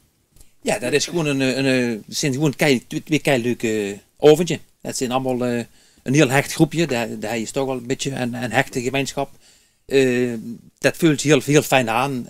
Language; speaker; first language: Dutch; native; Dutch